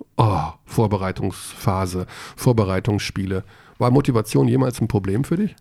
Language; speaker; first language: German; native; German